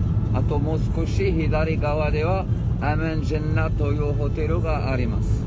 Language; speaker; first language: Japanese; non-native, fluent; Arabic